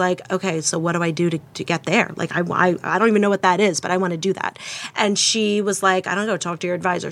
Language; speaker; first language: English; native; English